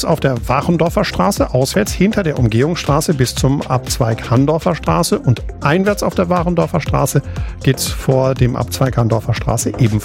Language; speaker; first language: German; native; German